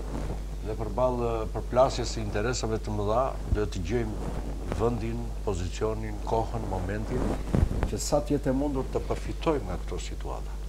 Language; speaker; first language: Albanian; native; Albanian